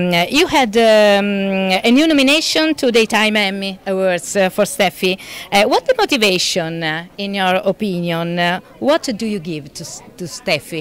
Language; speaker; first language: English; non-native, learner; Italian